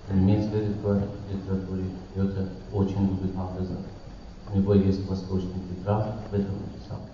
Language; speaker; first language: Russian; non-native, learner; Persian